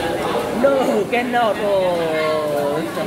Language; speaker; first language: English; non-native, fluent; Vietnamese